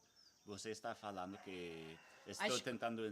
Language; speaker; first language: Portuguese; non-native, learner; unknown